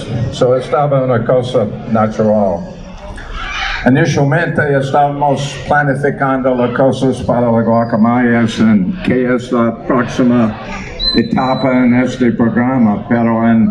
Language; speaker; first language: Spanish; non-native, learner; English